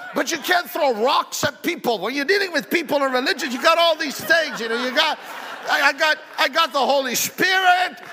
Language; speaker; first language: English; early bilingual, other home language; Italian